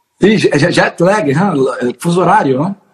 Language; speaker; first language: Spanish; non-native, learner; Portuguese